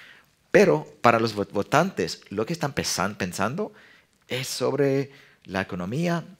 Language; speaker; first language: Spanish; non-native, fluent; English